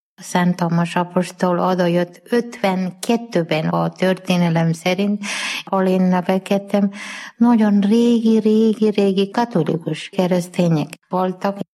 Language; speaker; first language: Hungarian; non-native, fluent; Malayalam